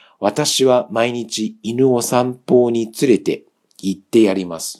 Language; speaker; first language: Japanese; non-native, fluent; Chinese